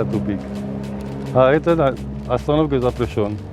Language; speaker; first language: Russian; non-native, local second language; Kyrgyz